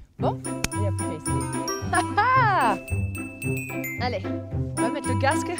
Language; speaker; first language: French; native; French